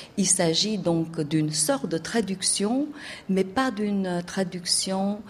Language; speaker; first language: French; non-native, fluent; Albanian